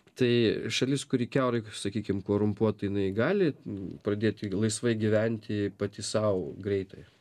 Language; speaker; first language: Lithuanian; native; Lithuanian